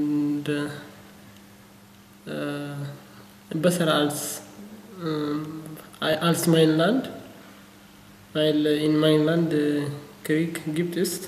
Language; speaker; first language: German; non-native, learner; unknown